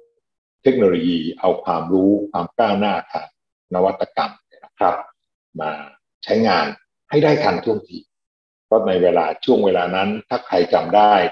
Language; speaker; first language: Thai; native; Thai